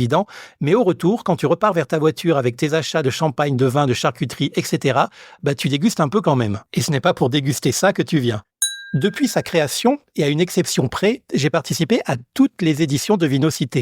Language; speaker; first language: French; native; French